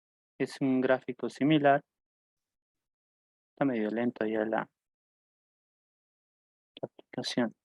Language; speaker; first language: Spanish; native; Spanish